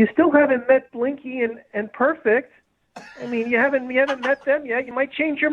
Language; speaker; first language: English; native; English